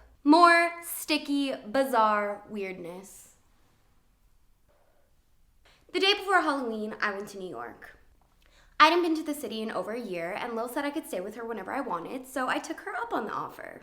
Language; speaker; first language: English; native; English